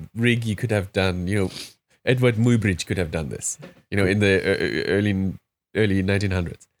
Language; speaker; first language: English; non-native, fluent; German